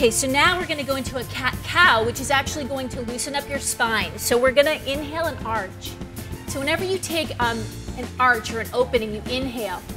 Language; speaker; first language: English; native; English